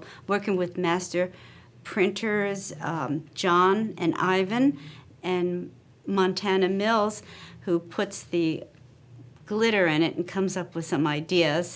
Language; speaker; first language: English; native; English